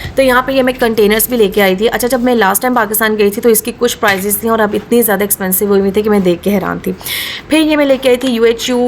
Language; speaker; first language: Urdu; native; Urdu